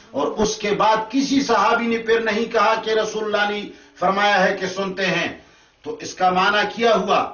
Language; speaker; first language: Urdu; non-native, local second language; Pashto